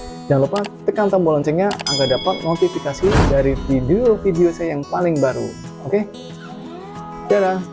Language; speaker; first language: Indonesian; native; Indonesian